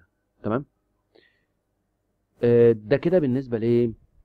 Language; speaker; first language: Arabic; native; Arabic